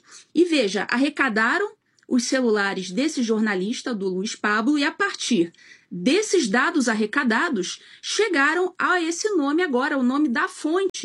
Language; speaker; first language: Portuguese; native; Portuguese